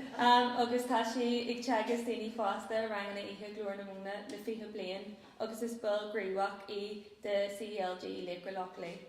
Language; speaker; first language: Irish; non-native, local second language; English